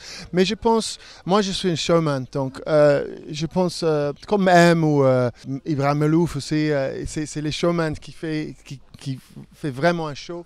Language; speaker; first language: French; non-native, fluent; English